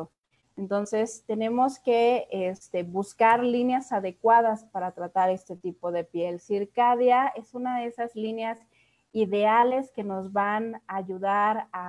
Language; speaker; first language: Spanish; native; Spanish